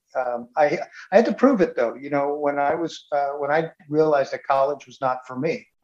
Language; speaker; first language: English; native; English